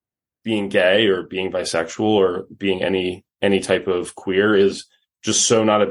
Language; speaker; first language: English; native; English